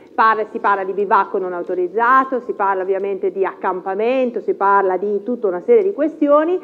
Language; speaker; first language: Italian; native; Italian